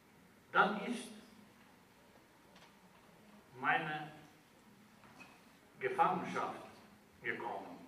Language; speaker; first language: German; non-native, fluent; Albanian